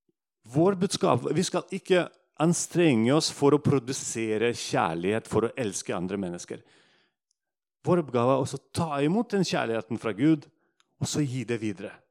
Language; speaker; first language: Norwegian; non-native, fluent; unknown